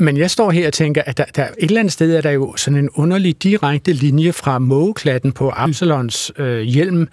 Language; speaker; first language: Danish; native; Danish